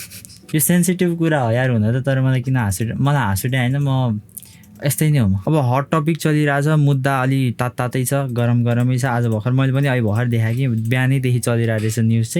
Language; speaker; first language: Nepali; native; Nepali